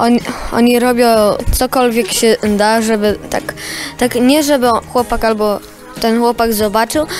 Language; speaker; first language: Polish; early bilingual, heritage; Polish